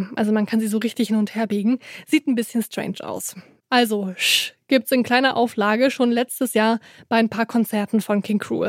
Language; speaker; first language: German; native; German